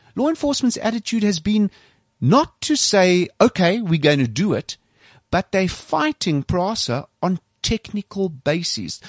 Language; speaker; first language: English; native; English